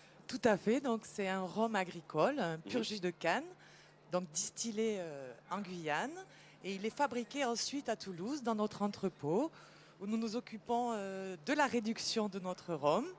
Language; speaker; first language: French; native; French